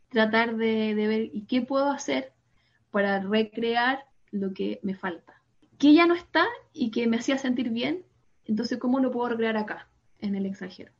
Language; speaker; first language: Spanish; native; Spanish